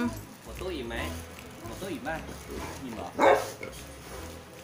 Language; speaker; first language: Thai; native; Thai